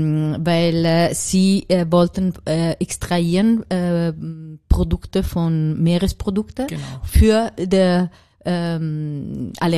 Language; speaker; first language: German; non-native, learner; Italian